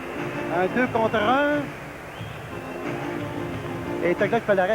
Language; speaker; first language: French; native; French